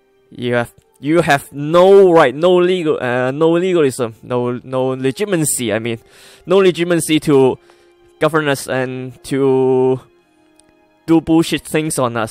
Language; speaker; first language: English; non-native, local second language; Cantonese